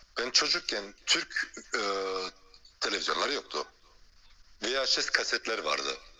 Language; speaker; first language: Turkish; early bilingual, heritage; Turkish